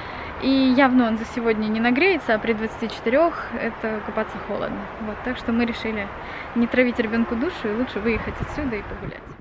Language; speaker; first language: Russian; native; Russian